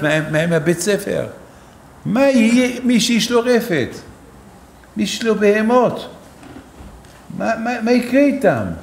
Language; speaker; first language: Hebrew; non-native, fluent; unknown